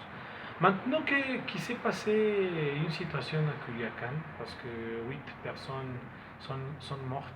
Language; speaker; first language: French; non-native, fluent; Spanish